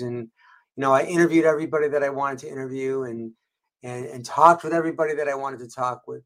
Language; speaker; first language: English; native; English